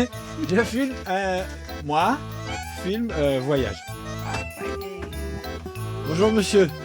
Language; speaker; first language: French; native; French